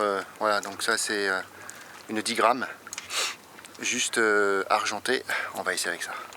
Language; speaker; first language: French; native; French